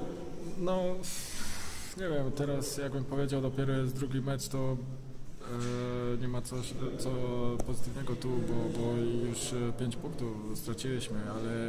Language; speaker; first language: Polish; non-native, fluent; Bosnian